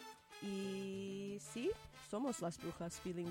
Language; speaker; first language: Spanish; non-native, learner; English